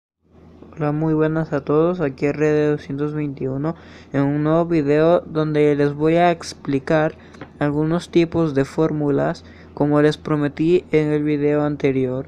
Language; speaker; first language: Spanish; native; Spanish